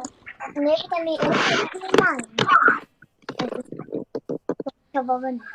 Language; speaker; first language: Welsh; non-native, local second language; English